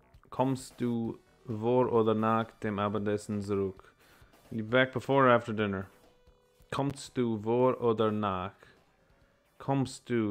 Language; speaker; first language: German; non-native, learner; English